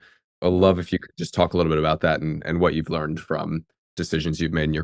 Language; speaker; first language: English; native; English